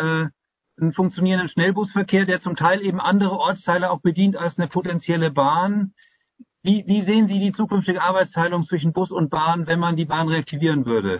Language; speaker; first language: German; native; German